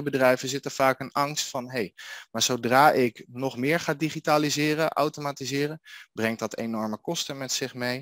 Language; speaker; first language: Dutch; native; Dutch